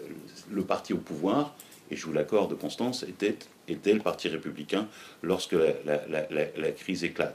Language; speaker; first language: French; native; French